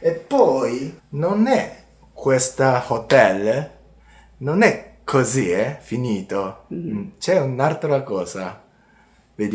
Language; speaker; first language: Italian; non-native, learner; Japanese